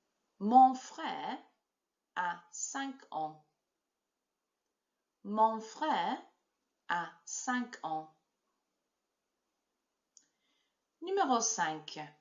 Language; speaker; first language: French; non-native, fluent; English